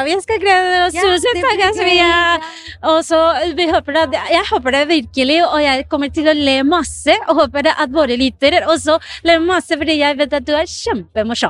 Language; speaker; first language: Norwegian; non-native, fluent; Spanish